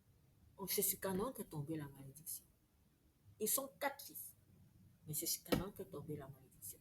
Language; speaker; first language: French; native; French